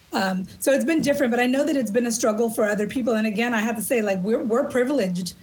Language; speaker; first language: English; native; English